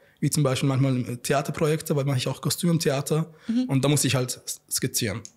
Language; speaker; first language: German; non-native, fluent; Arabic